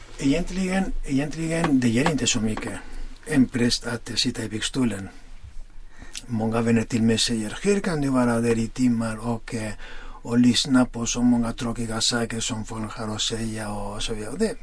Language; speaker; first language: Swedish; non-native, fluent; Spanish